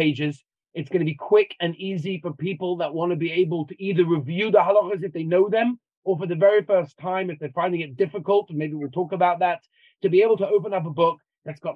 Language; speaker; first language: English; native; English